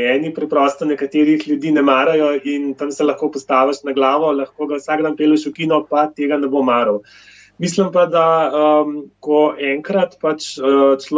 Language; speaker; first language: Slovenian; native; Slovenian